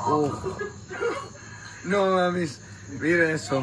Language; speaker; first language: Spanish; non-native, fluent; English